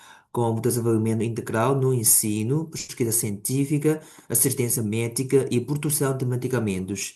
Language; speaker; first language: Portuguese; non-native, fluent; Chinese